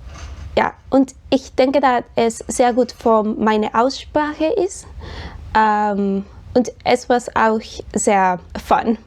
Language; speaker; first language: German; non-native, learner; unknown